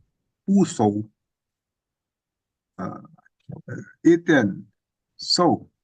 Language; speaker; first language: Chinese; non-native, learner; Indonesian